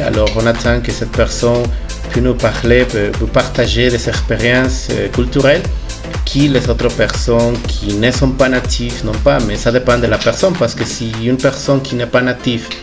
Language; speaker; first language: French; non-native, fluent; Spanish